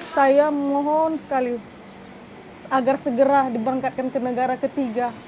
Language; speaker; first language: Indonesian; native; Indonesian